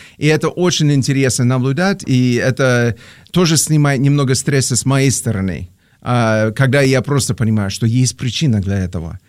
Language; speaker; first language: Russian; non-native, fluent; English